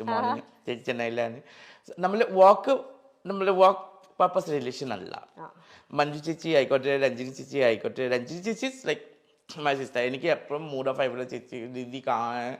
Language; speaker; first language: Malayalam; non-native, fluent; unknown